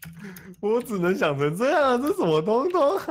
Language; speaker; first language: Chinese; native; Chinese